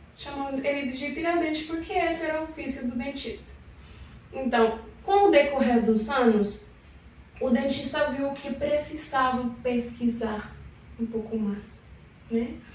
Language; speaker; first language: Portuguese; non-native, fluent; Spanish